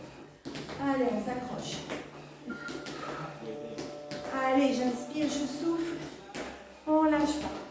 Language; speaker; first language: French; native; French